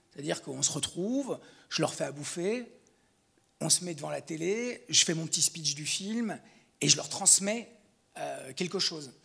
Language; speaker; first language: French; native; French